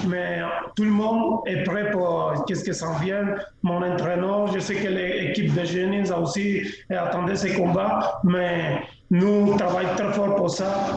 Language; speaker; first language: French; non-native, fluent; Spanish